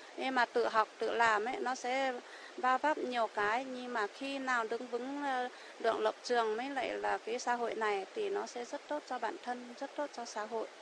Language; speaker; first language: Vietnamese; non-native, local second language; Iu Mien